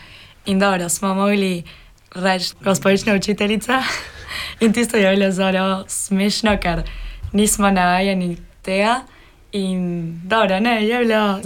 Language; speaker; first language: Slovenian; early bilingual, heritage; Spanish